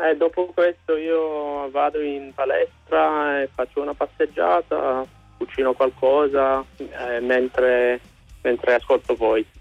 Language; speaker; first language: Italian; non-native, learner; English